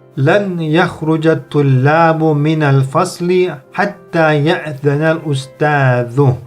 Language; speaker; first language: Arabic; non-native, fluent; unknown